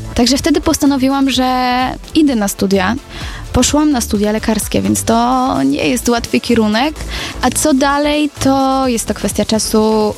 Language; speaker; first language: Polish; native; Polish